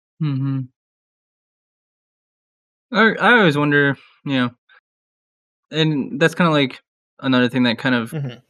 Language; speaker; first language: English; native; English